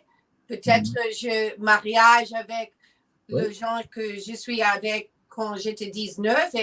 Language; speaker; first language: French; non-native, learner; English